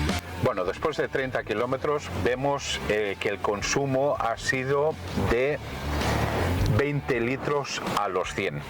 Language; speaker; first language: Spanish; native; Spanish